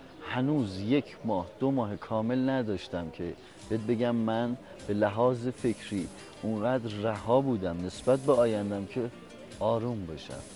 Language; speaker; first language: Persian; native; Persian